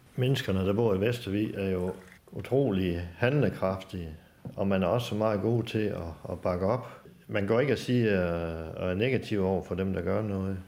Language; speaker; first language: Danish; native; Danish